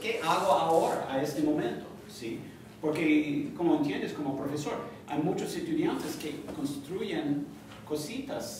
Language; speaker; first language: Spanish; non-native, fluent; English